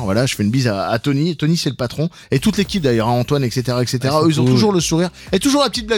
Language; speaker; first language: French; native; French